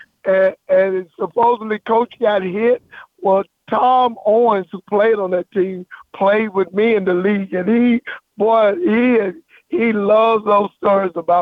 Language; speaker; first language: English; native; English